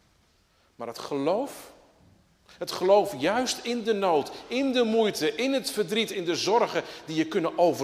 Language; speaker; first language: Dutch; native; Dutch